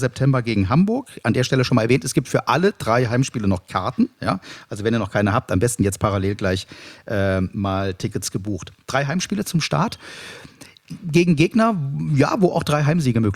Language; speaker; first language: German; native; German